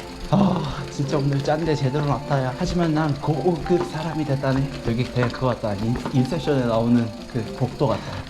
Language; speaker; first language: Korean; native; Korean